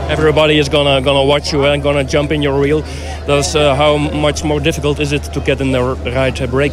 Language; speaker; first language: English; non-native, fluent; Dutch